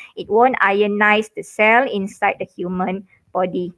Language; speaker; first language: English; non-native, local second language; Malay